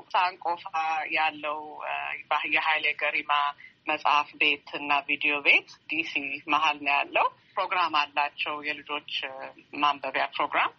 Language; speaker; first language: Amharic; native; Amharic